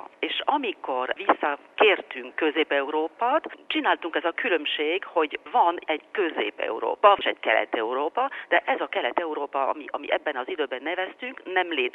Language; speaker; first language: Hungarian; non-native, fluent; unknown